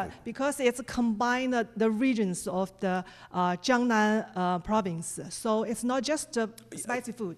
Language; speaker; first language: English; non-native, fluent; Chinese